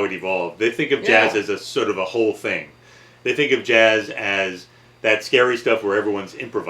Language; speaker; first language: English; native; English